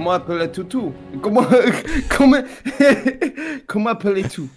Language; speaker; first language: French; non-native, learner; Spanish